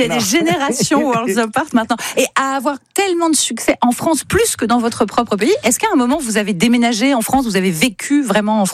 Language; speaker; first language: French; native; French